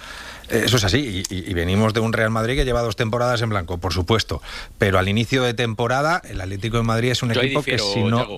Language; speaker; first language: Spanish; native; Spanish